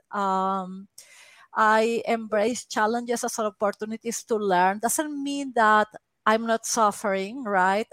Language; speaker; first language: English; non-native, fluent; Spanish